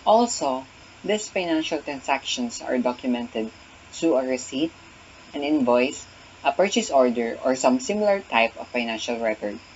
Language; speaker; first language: English; non-native, local second language; Filipino